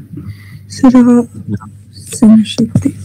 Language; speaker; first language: French; non-native, local second language; Arabic